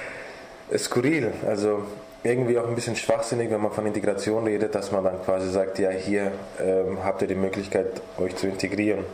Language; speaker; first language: German; early bilingual, other home language; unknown